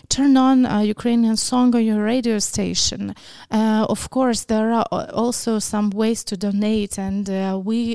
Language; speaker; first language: English; non-native, fluent; Ukrainian